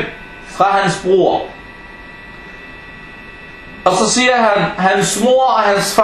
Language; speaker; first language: Danish; early bilingual, other home language; Arabic